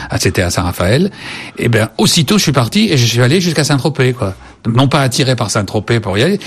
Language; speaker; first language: French; native; French